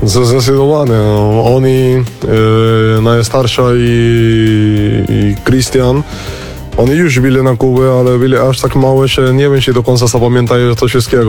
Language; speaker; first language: Polish; non-native, learner; Spanish